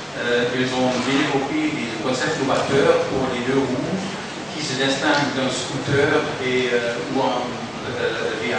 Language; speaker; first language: French; non-native, fluent; German